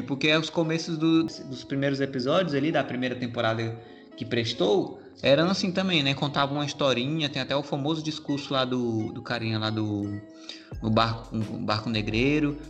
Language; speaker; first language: Portuguese; native; Portuguese